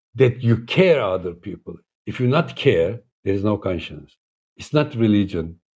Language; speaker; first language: English; non-native, fluent; Turkish